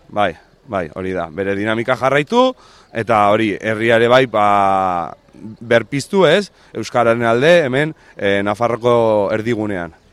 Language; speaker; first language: Basque; non-native, local second language; Spanish